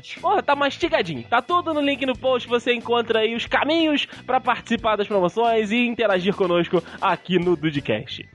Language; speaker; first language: Portuguese; native; Portuguese